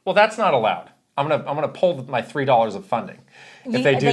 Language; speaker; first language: English; native; English